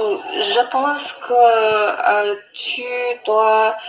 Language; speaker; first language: French; non-native, learner; English